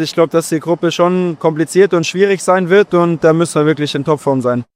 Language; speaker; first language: German; native; German